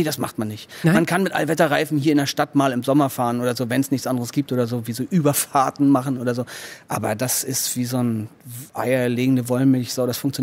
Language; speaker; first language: German; native; German